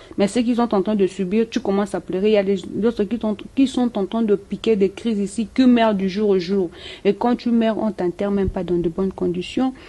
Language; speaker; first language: French; non-native, local second language; Lingala